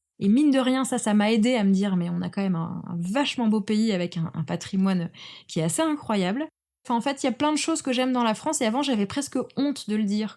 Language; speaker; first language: French; native; French